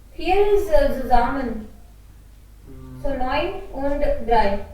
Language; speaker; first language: German; non-native, learner; Hindi